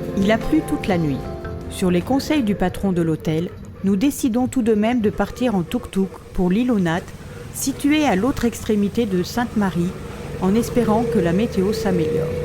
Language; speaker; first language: French; native; French